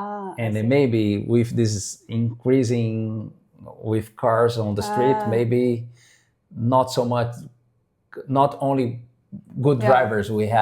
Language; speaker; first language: English; non-native, fluent; Portuguese